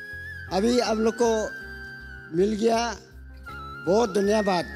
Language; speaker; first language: Hindi; non-native, local second language; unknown